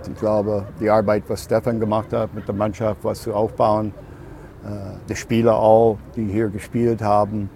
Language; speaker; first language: German; non-native, fluent; English